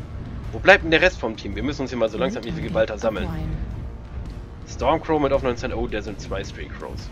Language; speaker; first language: German; native; German